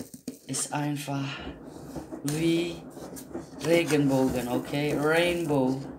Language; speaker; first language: German; non-native, learner; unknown